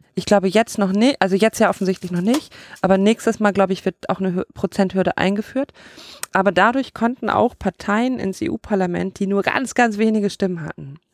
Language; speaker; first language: German; native; German